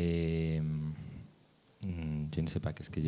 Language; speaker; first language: French; non-native, learner; Spanish